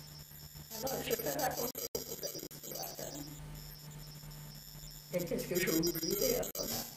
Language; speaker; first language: French; non-native, fluent; Hungarian